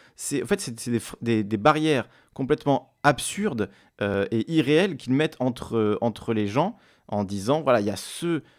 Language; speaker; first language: French; native; French